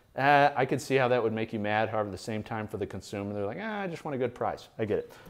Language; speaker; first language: English; native; English